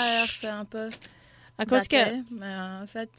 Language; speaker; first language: French; non-native, local second language; English